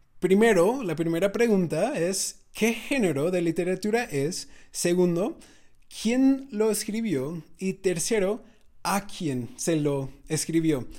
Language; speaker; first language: Spanish; non-native, fluent; English